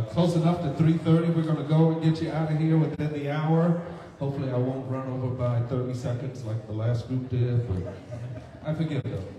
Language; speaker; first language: English; native; English